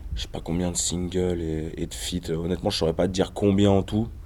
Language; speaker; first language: French; native; French